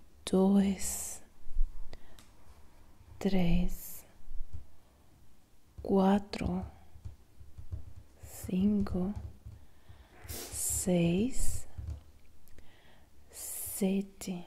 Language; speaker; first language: Portuguese; non-native, learner; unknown